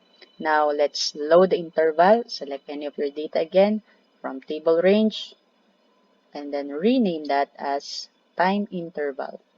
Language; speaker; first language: English; non-native, local second language; Filipino